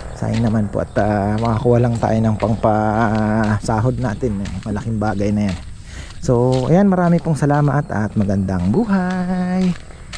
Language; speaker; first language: Filipino; non-native, local second language; Bikol